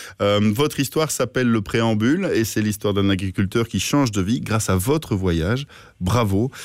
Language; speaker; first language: French; native; French